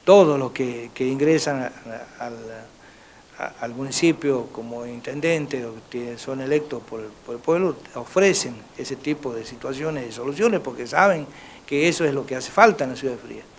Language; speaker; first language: Spanish; native; Spanish